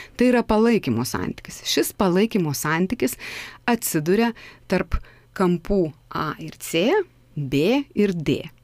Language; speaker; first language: Lithuanian; native; Lithuanian